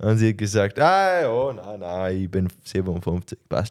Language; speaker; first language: German; non-native, learner; English